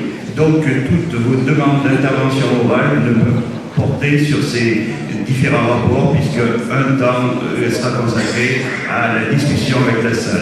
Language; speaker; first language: French; native; French